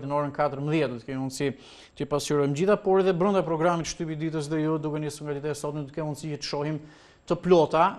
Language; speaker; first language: Albanian; native; Albanian